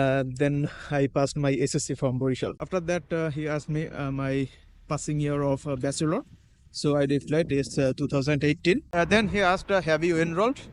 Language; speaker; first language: English; non-native, local second language; Bangla